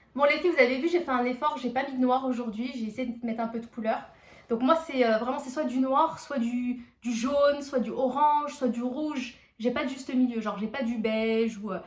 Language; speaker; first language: French; early bilingual, other home language; Arabic